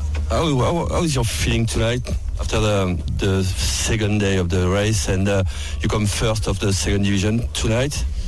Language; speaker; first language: English; non-native, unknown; French